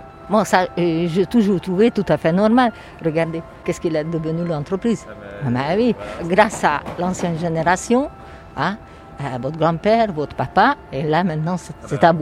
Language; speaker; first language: French; non-native, fluent; Hungarian